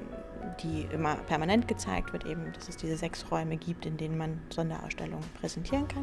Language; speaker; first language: German; native; German